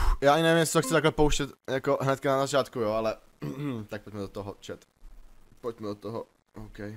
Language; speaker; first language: Czech; native; Czech